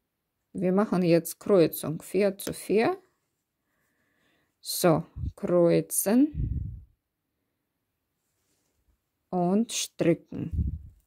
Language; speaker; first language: German; non-native, learner; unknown